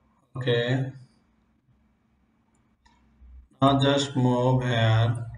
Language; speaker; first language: English; non-native, local second language; Bangla